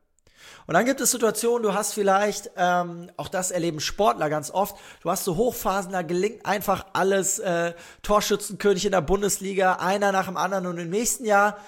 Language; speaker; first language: German; native; German